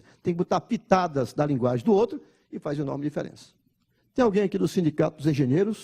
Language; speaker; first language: Portuguese; native; Portuguese